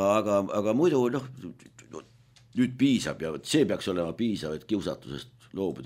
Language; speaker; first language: Estonian; native; Estonian